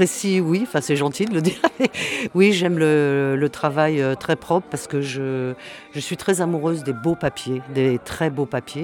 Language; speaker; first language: French; native; French